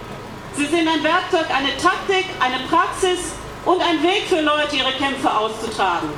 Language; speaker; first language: German; native; German